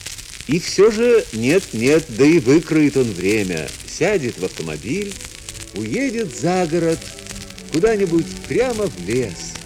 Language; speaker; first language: Russian; native; Russian